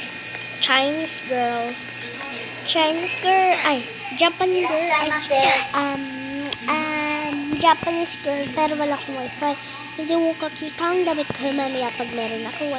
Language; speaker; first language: Filipino; non-native, local second language; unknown